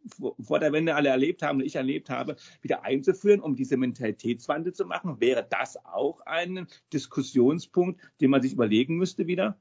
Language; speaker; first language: German; native; German